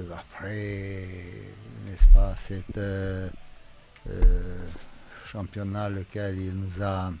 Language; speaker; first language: French; non-native, fluent; Romanian